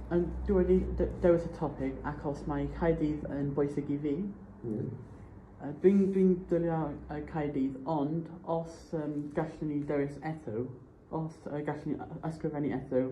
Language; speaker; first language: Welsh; non-native, local second language; English